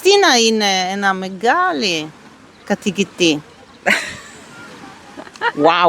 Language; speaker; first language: Greek; early bilingual, heritage; Italian